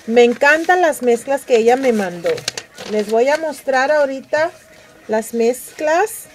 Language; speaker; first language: Spanish; early bilingual, heritage; Spanish